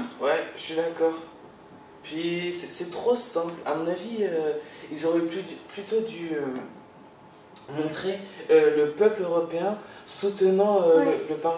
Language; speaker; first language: French; native; French